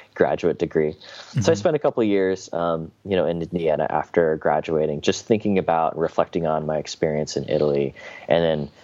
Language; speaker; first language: English; native; English